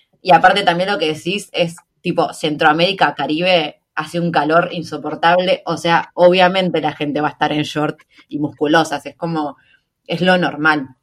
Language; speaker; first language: Spanish; native; Spanish